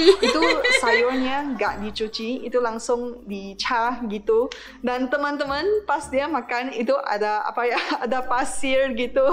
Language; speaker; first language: Malay; non-native, local second language; Chinese